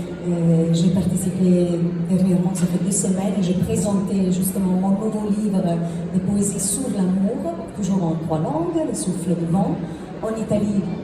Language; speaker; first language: French; non-native, fluent; Italian